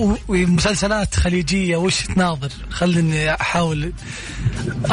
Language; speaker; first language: Arabic; native; Arabic